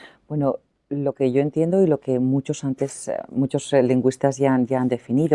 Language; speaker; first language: Spanish; native; Spanish